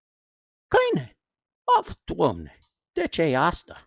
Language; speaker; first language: Romanian; non-native, learner; English